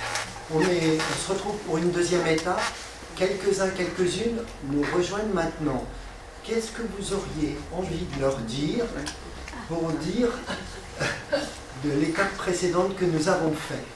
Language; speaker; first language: French; native; French